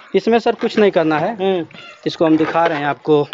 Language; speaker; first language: Hindi; native; Hindi